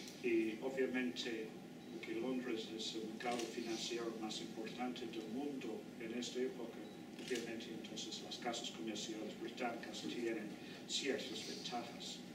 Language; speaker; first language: Spanish; non-native, fluent; English